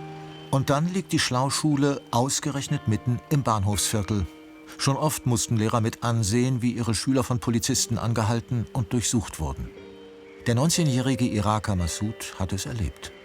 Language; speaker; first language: German; native; German